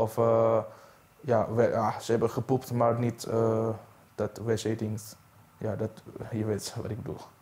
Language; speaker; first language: Dutch; non-native, fluent; Indonesian